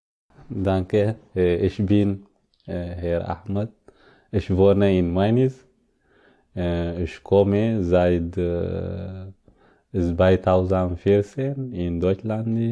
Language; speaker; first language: German; non-native, learner; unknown